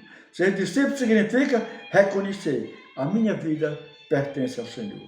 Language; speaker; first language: Portuguese; native; Portuguese